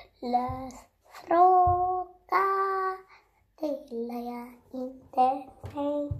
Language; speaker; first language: Swedish; early bilingual, other home language; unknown